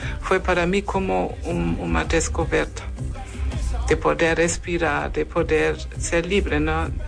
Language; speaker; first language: Portuguese; non-native, fluent; German